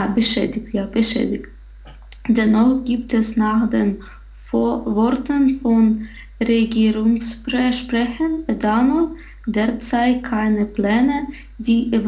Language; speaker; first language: German; non-native, learner; Russian